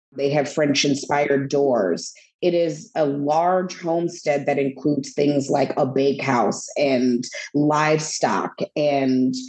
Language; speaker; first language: English; native; English